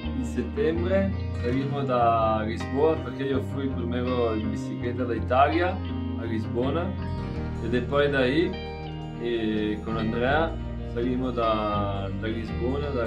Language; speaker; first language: Spanish; non-native, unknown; Italian